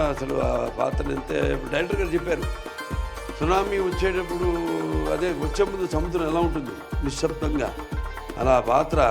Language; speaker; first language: Telugu; native; Telugu